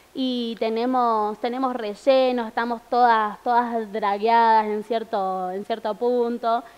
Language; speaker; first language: Spanish; native; Spanish